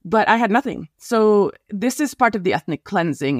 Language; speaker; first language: English; non-native, fluent; Arabic